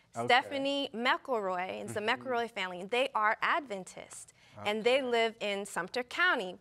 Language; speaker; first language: English; native; English